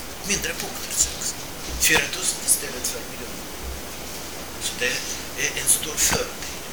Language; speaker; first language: Swedish; non-native, fluent; Russian